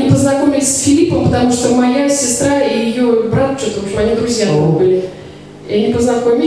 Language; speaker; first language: Russian; native; Russian